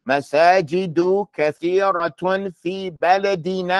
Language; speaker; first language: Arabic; non-native, fluent; English